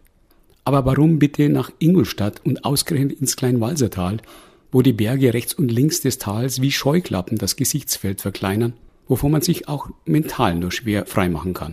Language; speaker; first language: German; native; German